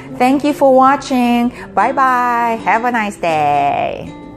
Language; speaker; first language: English; non-native, fluent; Korean